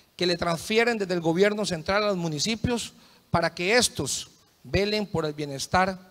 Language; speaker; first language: Spanish; native; Spanish